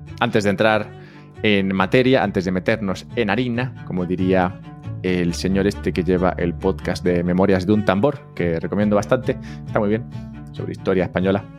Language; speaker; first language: Spanish; native; Spanish